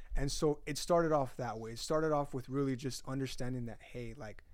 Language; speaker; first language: English; early bilingual, other home language; Spanish